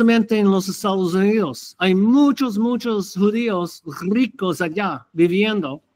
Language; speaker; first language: Spanish; non-native, fluent; English